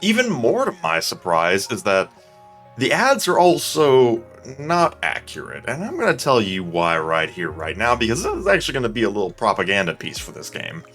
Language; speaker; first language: English; native; English